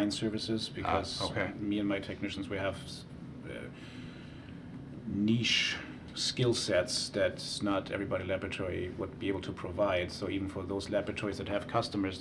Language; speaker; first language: English; non-native, fluent; German